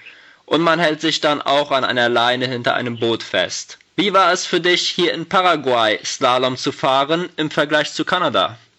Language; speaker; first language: German; native; German